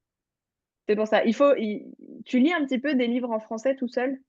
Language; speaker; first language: French; native; French